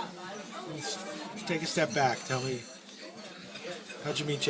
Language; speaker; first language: English; native; English